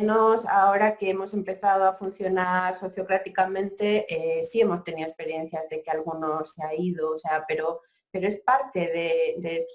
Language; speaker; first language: Spanish; native; Spanish